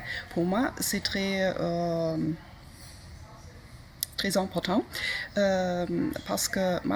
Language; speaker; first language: French; non-native, learner; German